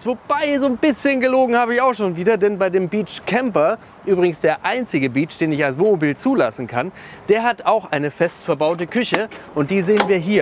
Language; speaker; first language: German; native; German